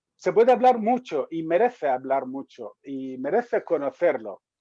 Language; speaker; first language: Spanish; non-native, fluent; Arabic